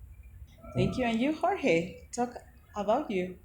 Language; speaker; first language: English; non-native, learner; Spanish